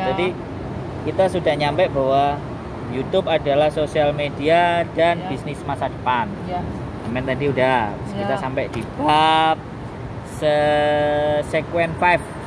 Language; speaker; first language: Indonesian; non-native, local second language; Javanese